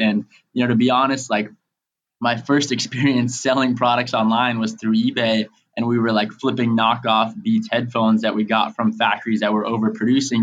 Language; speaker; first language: English; native; English